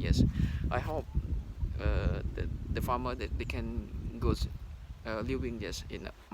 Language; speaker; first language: English; non-native, learner; Khmer